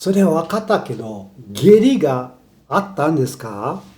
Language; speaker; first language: Japanese; non-native, fluent; Portuguese